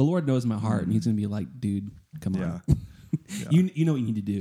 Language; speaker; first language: English; native; English